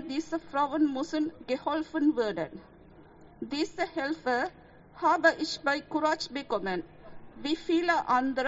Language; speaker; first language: German; non-native, fluent; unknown